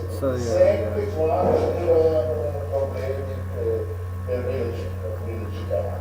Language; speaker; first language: Italian; non-native, learner; Russian